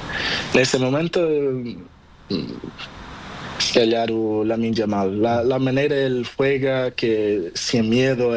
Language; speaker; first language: Spanish; non-native, learner; Portuguese